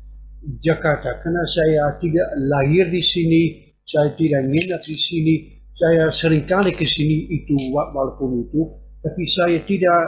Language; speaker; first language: Indonesian; non-native, fluent; Dutch